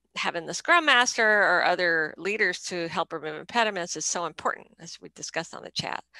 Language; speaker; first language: English; native; English